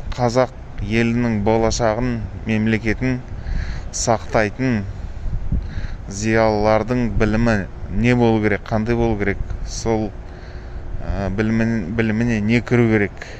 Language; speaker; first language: Kazakh; non-native, local second language; Russian